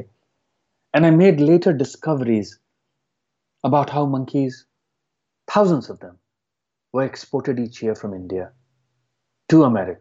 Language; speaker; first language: English; non-native, local second language; Hindi